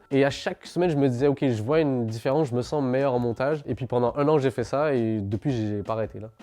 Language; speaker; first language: French; early bilingual, other home language; Arabic